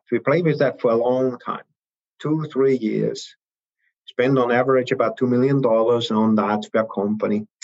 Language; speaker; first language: English; non-native, fluent; German